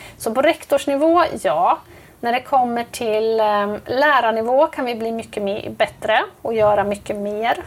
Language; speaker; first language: Swedish; native; Swedish